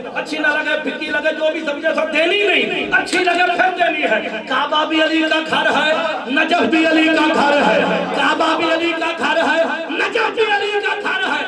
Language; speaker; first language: Urdu; non-native, local second language; Punjabi